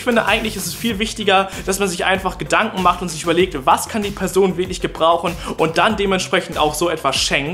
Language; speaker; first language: German; native; German